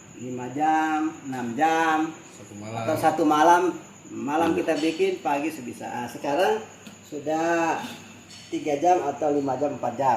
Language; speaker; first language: Indonesian; non-native, fluent; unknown